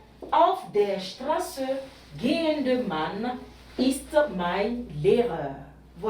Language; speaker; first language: German; non-native, learner; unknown